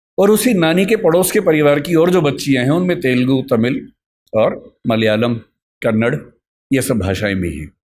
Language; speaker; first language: Hindi; native; Hindi